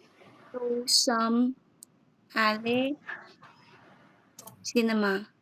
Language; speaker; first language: French; non-native, learner; English